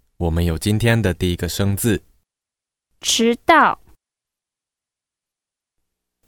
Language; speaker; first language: Chinese; non-native, fluent; English